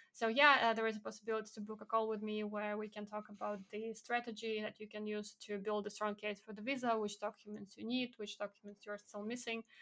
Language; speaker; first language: English; non-native, fluent; Belarusian